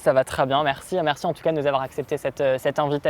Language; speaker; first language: French; native; French